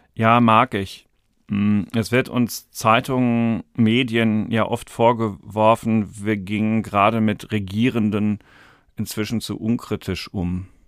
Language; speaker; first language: German; native; German